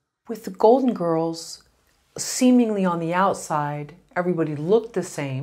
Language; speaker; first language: English; native; English